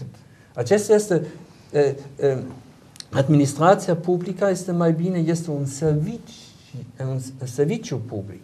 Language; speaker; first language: Romanian; non-native, learner; German